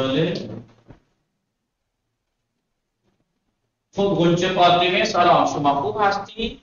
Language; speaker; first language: Persian; non-native, fluent; Urdu